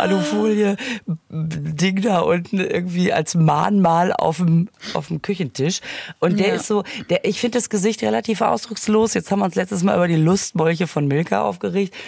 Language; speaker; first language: German; native; German